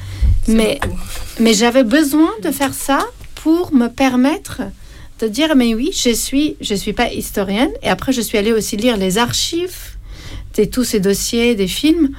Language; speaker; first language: French; non-native, fluent; Armenian